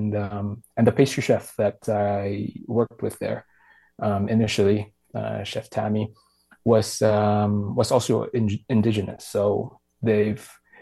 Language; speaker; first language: English; non-native, local second language; Filipino